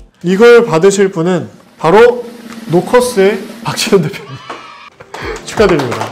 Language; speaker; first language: Korean; native; Korean